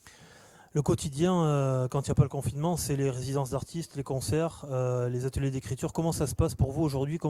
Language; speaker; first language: French; native; French